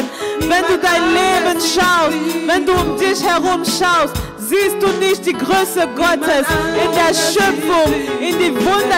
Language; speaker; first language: German; non-native, fluent; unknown